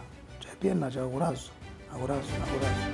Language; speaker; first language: Greek; early bilingual, heritage; Greek